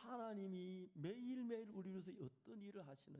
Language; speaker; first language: Korean; native; Korean